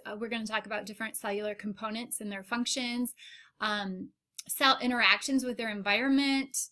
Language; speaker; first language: English; native; English